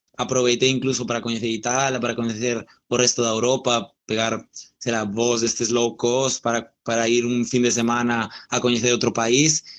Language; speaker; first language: Portuguese; non-native, learner; Spanish